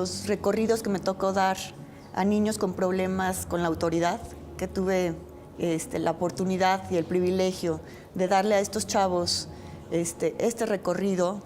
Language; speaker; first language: Spanish; native; Spanish